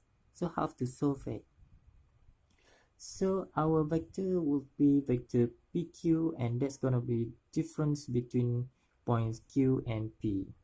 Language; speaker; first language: English; non-native, local second language; Malay